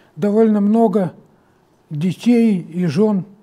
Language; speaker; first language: Russian; native; Russian